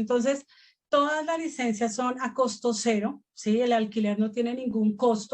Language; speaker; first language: Spanish; native; Spanish